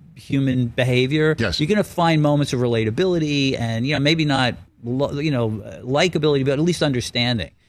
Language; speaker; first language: English; native; English